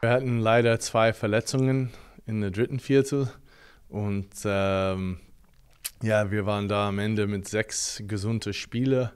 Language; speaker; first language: German; non-native, fluent; English